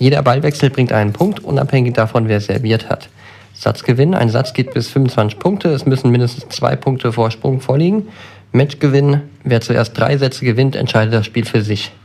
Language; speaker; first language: German; native; German